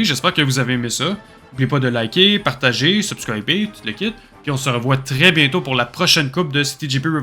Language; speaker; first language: French; native; French